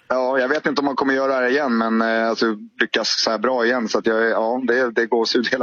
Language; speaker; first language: Swedish; native; Swedish